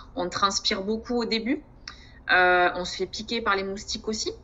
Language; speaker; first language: French; native; French